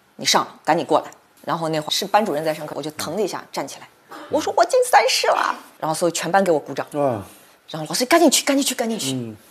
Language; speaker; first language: Chinese; native; Chinese